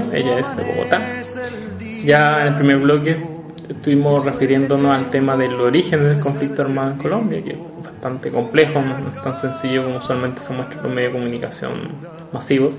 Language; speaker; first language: Spanish; native; Spanish